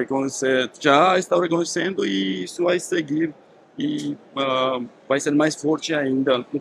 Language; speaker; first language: Portuguese; non-native, fluent; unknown